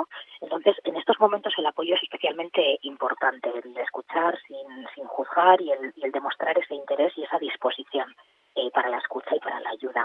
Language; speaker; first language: Spanish; native; Spanish